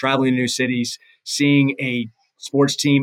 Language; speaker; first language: English; native; English